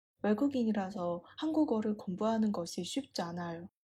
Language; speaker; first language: Korean; non-native, fluent; Chinese